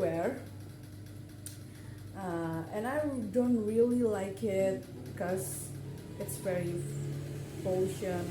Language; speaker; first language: English; non-native, learner; Indonesian